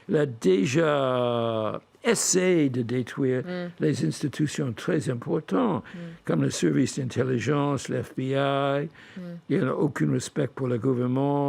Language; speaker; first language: French; non-native, fluent; English